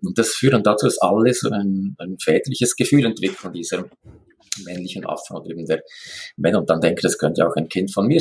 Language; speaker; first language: German; native; German